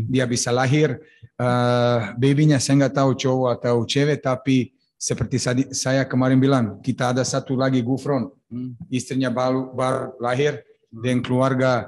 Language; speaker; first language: Indonesian; non-native, fluent; Serbian